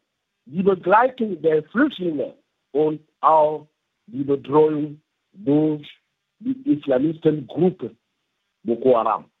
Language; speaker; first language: German; non-native, fluent; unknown